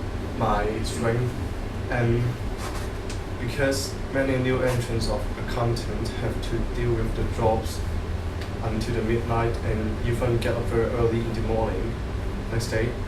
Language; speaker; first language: English; non-native, learner; Cantonese